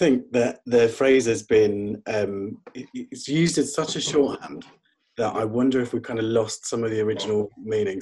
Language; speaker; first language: English; native; English